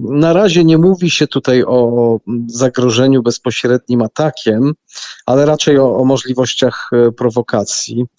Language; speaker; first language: Polish; native; Polish